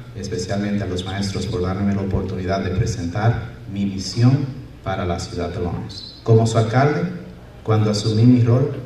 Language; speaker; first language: Spanish; early bilingual, other home language; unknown